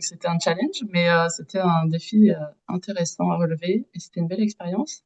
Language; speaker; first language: French; native; French